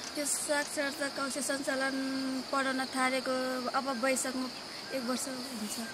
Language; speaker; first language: Nepali; non-native, local second language; Eastern Tamang